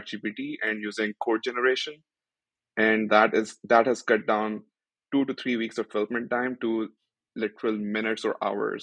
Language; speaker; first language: English; non-native, local second language; Urdu